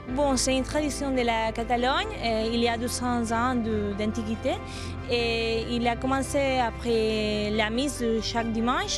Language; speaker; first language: French; non-native, learner; Catalan